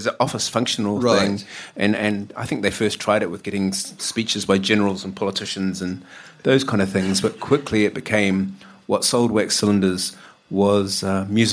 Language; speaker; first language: English; native; English